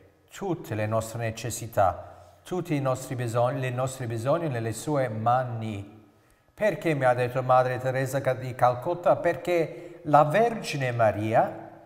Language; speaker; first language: Italian; non-native, fluent; English